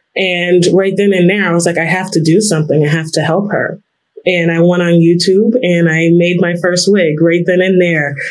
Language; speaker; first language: English; native; English